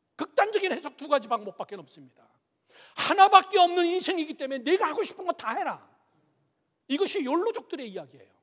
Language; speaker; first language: Korean; native; Korean